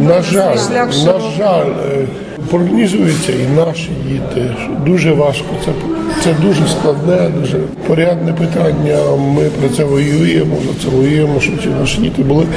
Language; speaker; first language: Ukrainian; early bilingual, heritage; Ukrainian